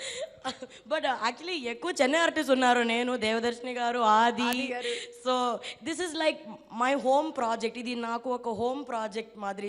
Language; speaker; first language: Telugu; non-native, learner; Tamil